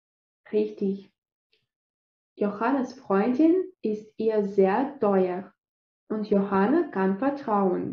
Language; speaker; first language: German; non-native, fluent; Russian